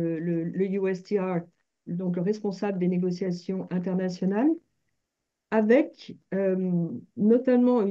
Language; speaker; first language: French; native; French